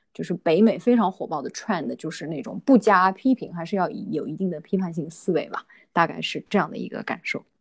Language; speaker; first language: Chinese; native; Chinese